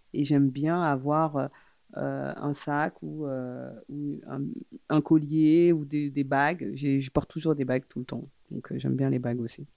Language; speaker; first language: French; early bilingual, other home language; Fula